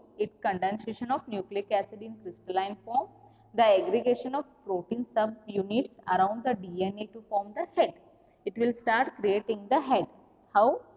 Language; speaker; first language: English; non-native, local second language; Kannada